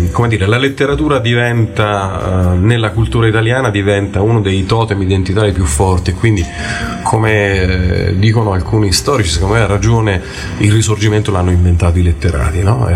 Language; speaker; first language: Italian; native; Italian